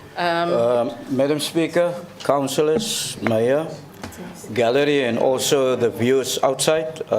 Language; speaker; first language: English; non-native, local second language; Afrikaans